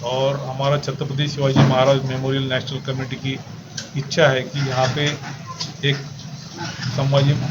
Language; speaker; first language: Hindi; non-native, local second language; Marathi